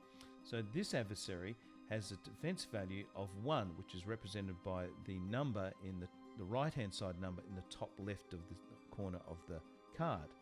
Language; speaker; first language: English; native; English